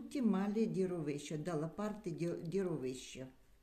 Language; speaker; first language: Italian; non-native, learner; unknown